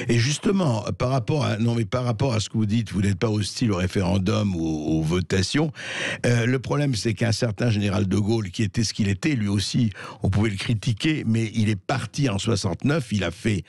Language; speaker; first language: French; native; French